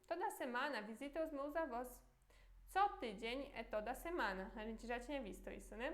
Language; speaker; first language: Portuguese; non-native, fluent; Polish